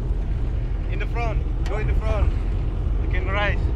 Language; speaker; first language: English; non-native, learner; Indonesian